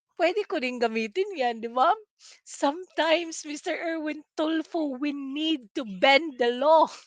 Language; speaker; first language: Filipino; non-native, local second language; Cebuano